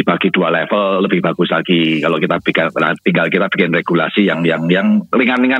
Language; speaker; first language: Indonesian; native; Indonesian